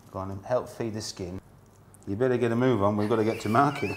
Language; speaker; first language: English; native; English